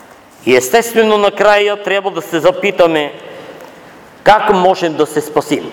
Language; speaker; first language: Bulgarian; native; Bulgarian